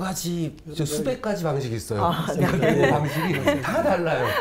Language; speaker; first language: Korean; native; Korean